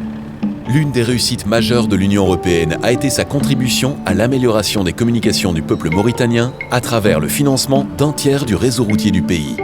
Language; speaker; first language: French; native; French